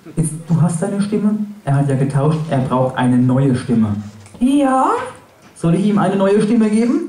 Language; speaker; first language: German; native; German